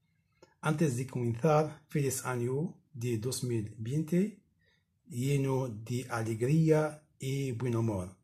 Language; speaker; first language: Spanish; non-native, fluent; Arabic